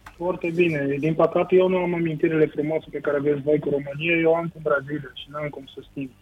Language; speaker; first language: Romanian; non-native, fluent; Portuguese